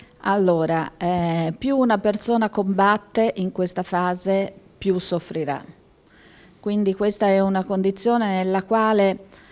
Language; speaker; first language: Italian; native; Italian